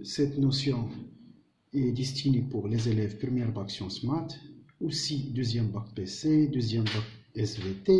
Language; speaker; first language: French; non-native, local second language; Arabic